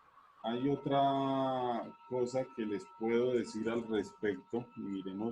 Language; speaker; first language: Spanish; native; Spanish